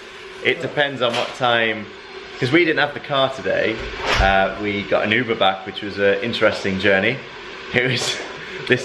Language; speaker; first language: English; native; English